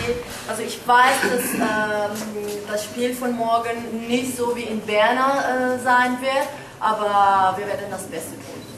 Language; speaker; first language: German; non-native, fluent; Italian